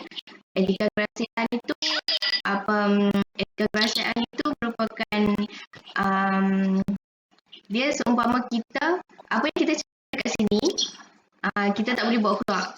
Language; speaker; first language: Malay; native; Malay